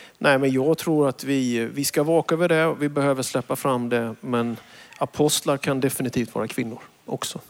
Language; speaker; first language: Swedish; native; Swedish